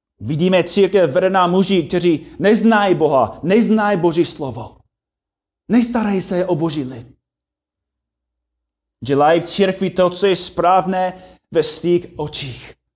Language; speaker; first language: Czech; non-native, fluent; English